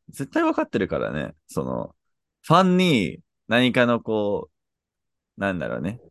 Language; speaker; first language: Japanese; non-native, fluent; English